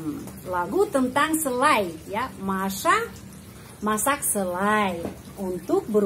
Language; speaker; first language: Indonesian; non-native, fluent; Russian